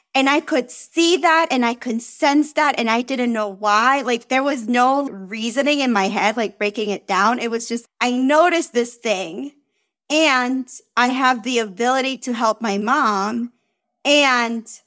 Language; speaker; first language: English; early bilingual, other home language; Spanish